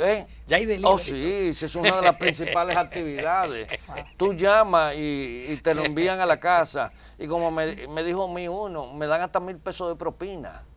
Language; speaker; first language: Spanish; native; Spanish